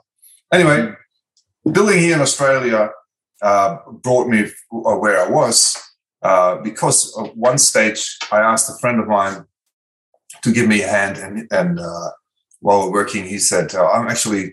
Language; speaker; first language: English; non-native, fluent; Dutch